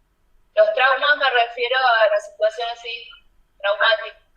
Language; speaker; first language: Spanish; native; Spanish